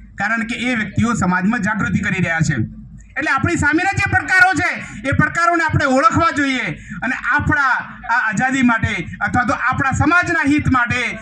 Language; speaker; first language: Gujarati; native; Gujarati